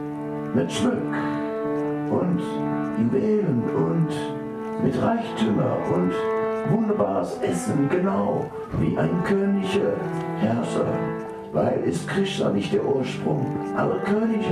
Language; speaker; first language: German; non-native, fluent; Dutch